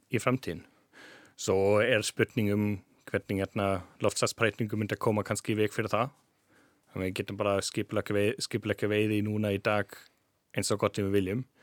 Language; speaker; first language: Icelandic; non-native, fluent; German